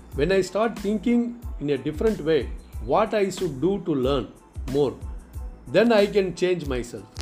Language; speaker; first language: English; non-native, local second language; Tamil